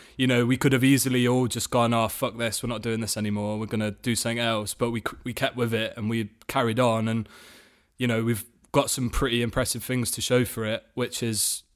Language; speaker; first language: English; native; English